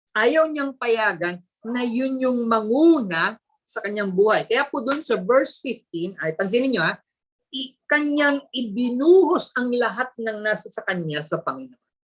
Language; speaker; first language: Filipino; native; Filipino